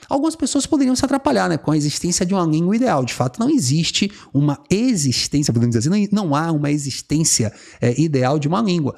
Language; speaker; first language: Portuguese; native; Portuguese